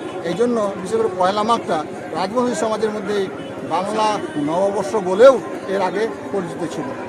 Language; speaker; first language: Bangla; non-native, local second language; Rangpuri